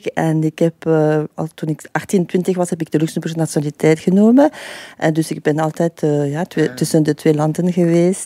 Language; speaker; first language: Dutch; non-native, fluent; French